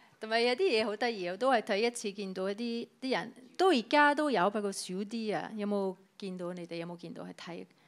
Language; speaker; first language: Cantonese; non-native, fluent; French